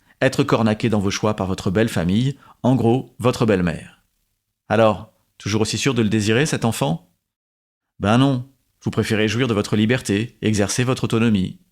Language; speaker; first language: French; native; French